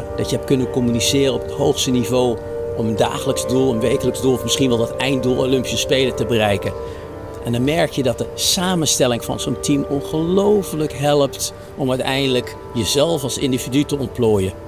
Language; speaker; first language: Dutch; native; Dutch